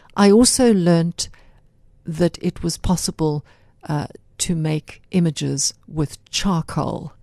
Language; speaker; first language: English; native; English